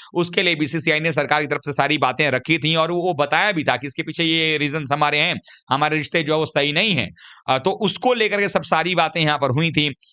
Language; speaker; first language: Hindi; native; Hindi